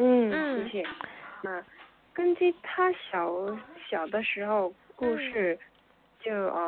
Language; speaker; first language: Chinese; non-native, learner; Korean